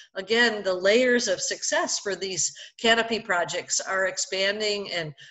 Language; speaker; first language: English; native; English